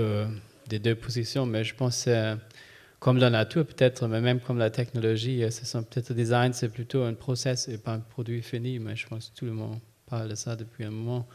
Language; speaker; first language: French; non-native, fluent; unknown